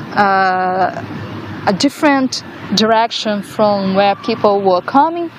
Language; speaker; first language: English; non-native, fluent; Portuguese